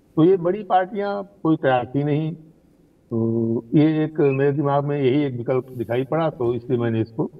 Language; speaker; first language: Hindi; native; Hindi